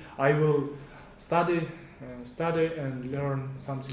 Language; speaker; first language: English; non-native, learner; Kazakh